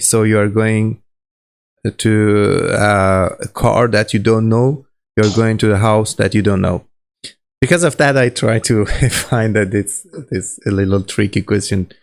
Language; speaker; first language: English; non-native, learner; Persian